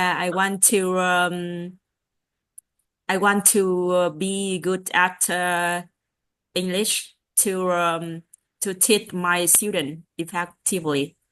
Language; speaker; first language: English; non-native, learner; Vietnamese